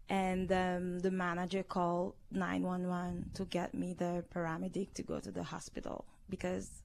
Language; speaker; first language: English; non-native, learner; Haitian Creole